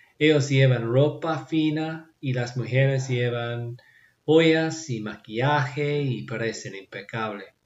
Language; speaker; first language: Spanish; non-native, learner; English